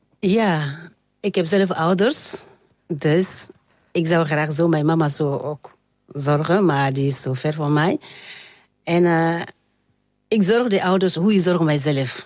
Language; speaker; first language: Dutch; non-native, learner; French